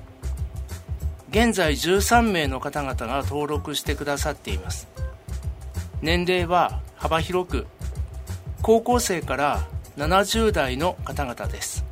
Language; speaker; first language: Japanese; native; Japanese